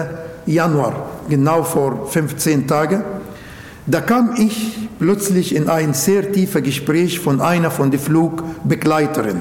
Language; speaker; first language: German; non-native, local second language; Arabic